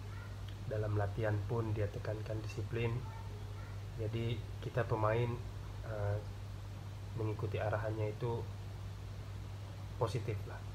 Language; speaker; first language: Indonesian; non-native, local second language; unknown